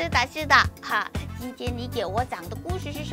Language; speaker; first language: Chinese; non-native, fluent; Korean